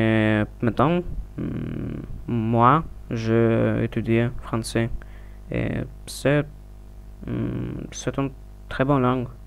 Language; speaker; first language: French; non-native, learner; Russian